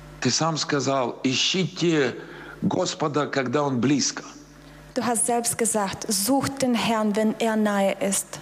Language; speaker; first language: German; non-native, fluent; Russian